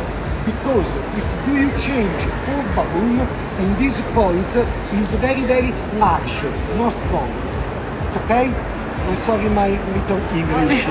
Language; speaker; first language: English; non-native, learner; Italian